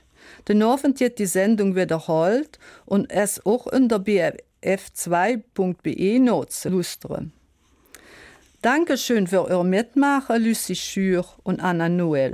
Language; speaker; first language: German; native; German